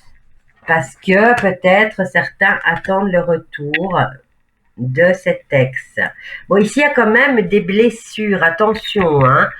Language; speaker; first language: French; native; French